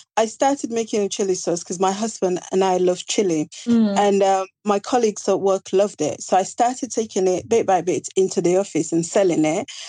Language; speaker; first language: English; non-native, local second language; Krio